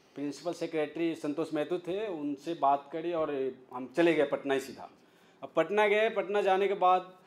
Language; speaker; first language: Hindi; native; Hindi